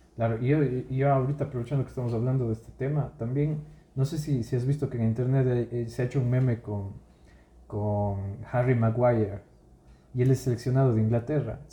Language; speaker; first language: Spanish; native; Spanish